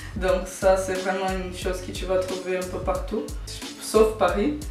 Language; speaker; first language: French; non-native, fluent; Portuguese